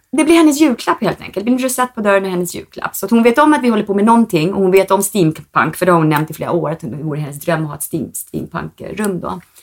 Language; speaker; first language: Swedish; early bilingual, other home language; Spanish